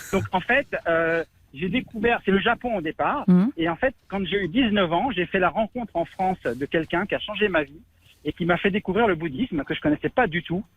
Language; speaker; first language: French; native; French